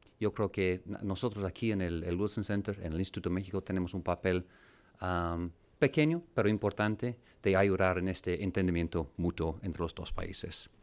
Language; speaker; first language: Spanish; non-native, fluent; English